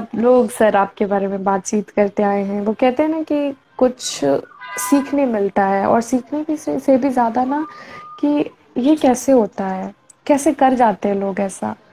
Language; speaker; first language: Hindi; native; Hindi